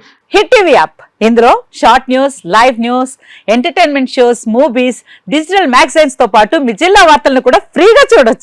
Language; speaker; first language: Telugu; native; Telugu